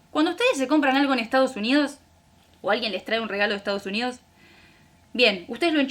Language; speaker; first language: Spanish; native; Spanish